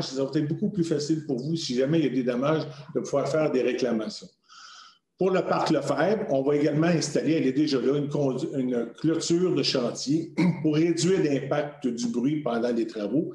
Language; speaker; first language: French; native; French